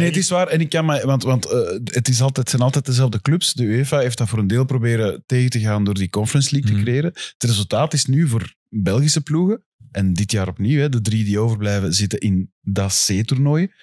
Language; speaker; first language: Dutch; native; Dutch